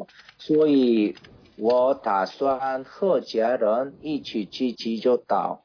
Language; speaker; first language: Chinese; non-native, learner; Korean